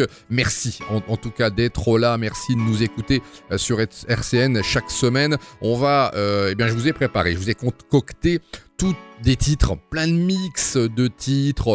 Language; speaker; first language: French; native; French